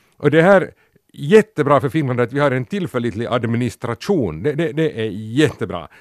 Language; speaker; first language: Swedish; native; Swedish